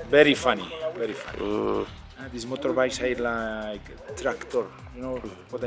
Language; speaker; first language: English; non-native, learner; Spanish